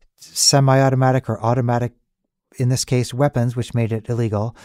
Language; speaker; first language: English; native; English